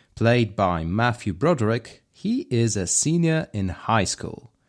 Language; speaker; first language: English; non-native, fluent; Polish